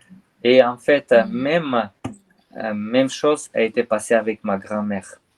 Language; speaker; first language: French; non-native, learner; Armenian